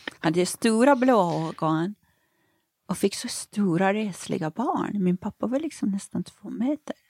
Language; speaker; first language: Swedish; non-native, fluent; Persian